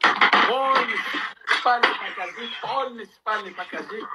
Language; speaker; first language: Russian; non-native, learner; Uzbek